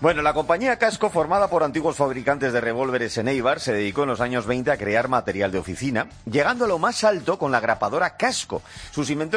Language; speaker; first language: Spanish; native; Spanish